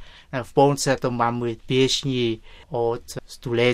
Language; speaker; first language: Polish; non-native, fluent; Vietnamese